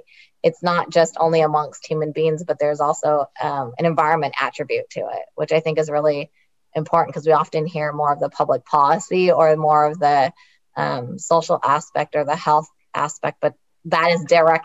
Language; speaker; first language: English; native; English